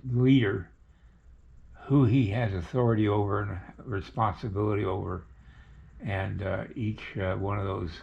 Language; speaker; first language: English; native; English